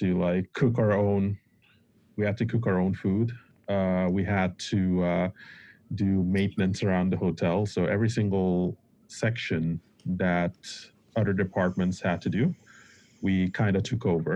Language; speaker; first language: English; non-native, fluent; Papiamento